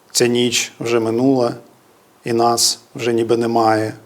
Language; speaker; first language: Ukrainian; native; Ukrainian